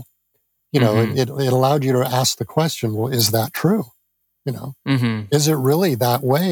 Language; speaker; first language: English; native; English